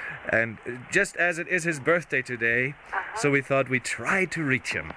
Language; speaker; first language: English; non-native, fluent; German